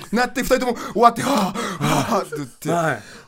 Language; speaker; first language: Japanese; non-native, fluent; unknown